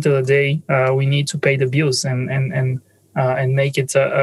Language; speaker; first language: English; non-native, fluent; Bulgarian